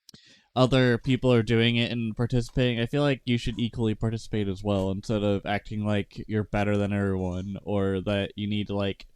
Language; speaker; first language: English; native; English